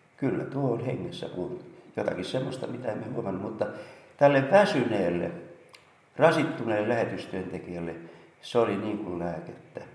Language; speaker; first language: Finnish; native; Finnish